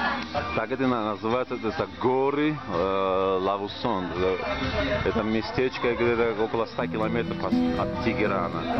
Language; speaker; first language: Russian; non-native, local second language; Tajik